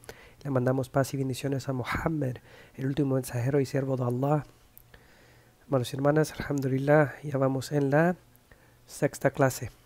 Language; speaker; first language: Spanish; early bilingual, heritage; Spanish